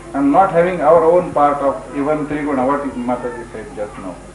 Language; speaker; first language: English; non-native, local second language; Marathi